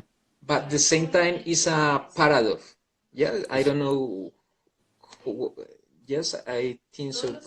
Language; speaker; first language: English; non-native, learner; Spanish